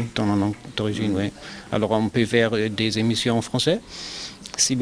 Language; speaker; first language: French; non-native, learner; German